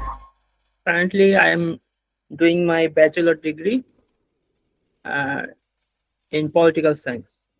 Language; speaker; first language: English; non-native, learner; Bangla